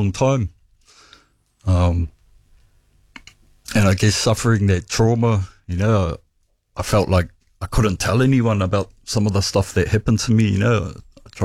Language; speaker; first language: English; native; English